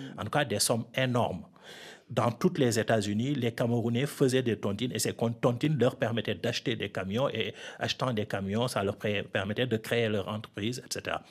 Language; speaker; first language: French; non-native, local second language; Fula